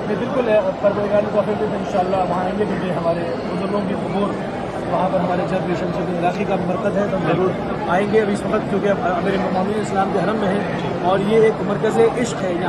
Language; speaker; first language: Urdu; native; Urdu